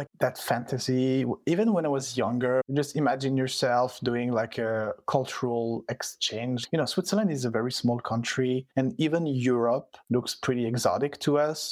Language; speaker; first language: English; non-native, fluent; French